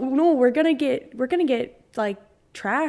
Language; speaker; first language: English; native; English